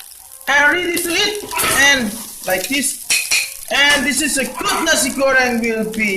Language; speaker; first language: English; non-native, learner; Indonesian